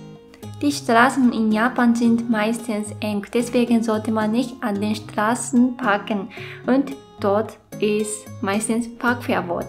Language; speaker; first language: German; non-native, fluent; Japanese